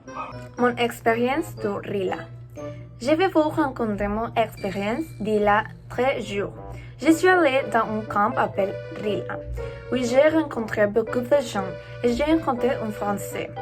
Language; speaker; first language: French; non-native, learner; Spanish